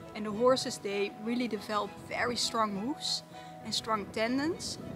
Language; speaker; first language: English; non-native, fluent; Dutch